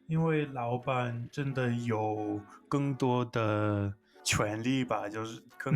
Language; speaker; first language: Chinese; non-native, fluent; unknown